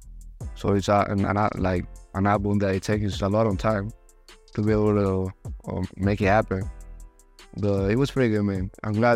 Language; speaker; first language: English; non-native, fluent; Spanish